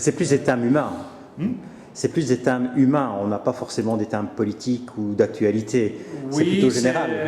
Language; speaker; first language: French; native; French